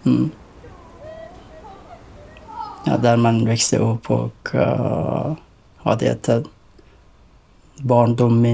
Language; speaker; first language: Swedish; non-native, learner; Persian